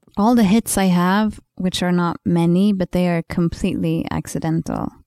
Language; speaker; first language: English; non-native, fluent; Swedish